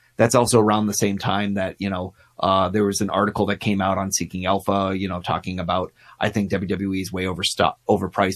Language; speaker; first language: English; native; English